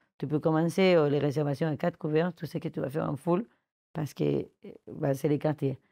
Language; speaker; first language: French; non-native, fluent; Spanish